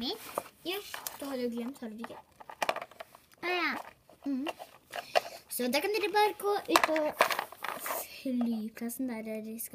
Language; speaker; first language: Norwegian; native; Norwegian